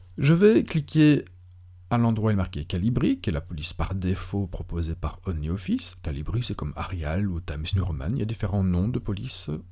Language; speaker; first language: French; native; French